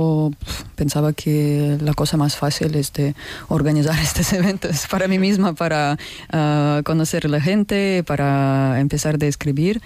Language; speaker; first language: Spanish; non-native, learner; Russian